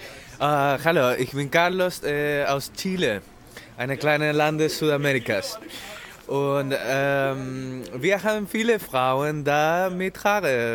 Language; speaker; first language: German; non-native, learner; Spanish